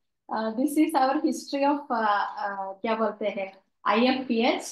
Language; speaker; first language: Hindi; non-native, local second language; Malayalam